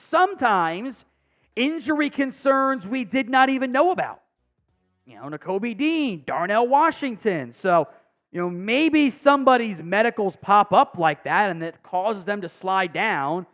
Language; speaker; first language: English; native; English